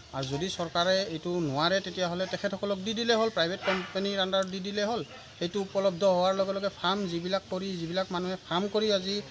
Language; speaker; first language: Assamese; native; Assamese